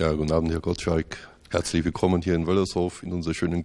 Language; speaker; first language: German; native; German